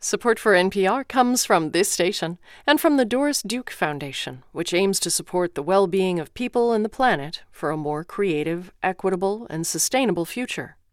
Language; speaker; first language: English; non-native, fluent; Ukrainian